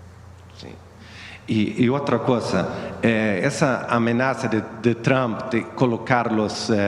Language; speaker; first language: Spanish; non-native, fluent; Swedish